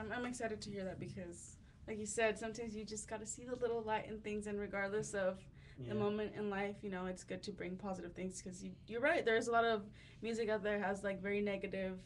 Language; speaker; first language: English; early bilingual, other home language; Spanish